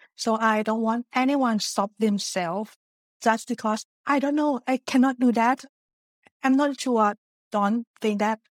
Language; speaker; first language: English; non-native, learner; Thai